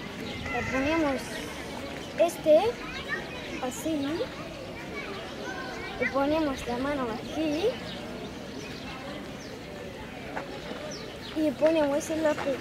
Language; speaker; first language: Spanish; non-native, learner; Arabic